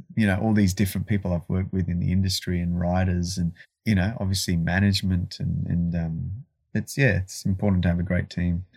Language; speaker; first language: English; native; English